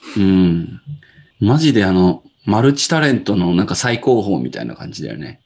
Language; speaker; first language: Japanese; native; Japanese